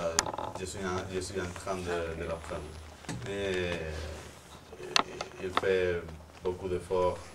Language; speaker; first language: French; non-native, fluent; Spanish